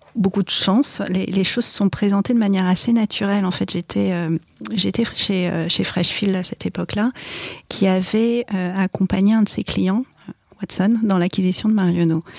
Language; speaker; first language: French; early bilingual, other home language; Chinese